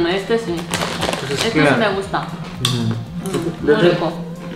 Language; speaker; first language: Spanish; non-native, learner; Korean